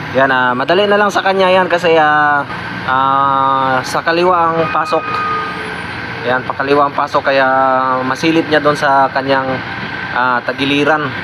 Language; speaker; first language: Filipino; non-native, local second language; Cebuano